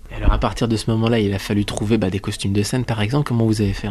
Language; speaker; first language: French; native; French